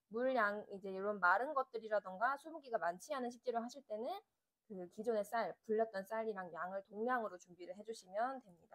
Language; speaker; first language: Korean; native; Korean